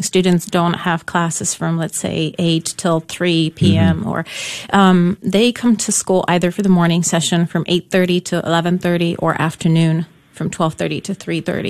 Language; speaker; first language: English; non-native, fluent; Polish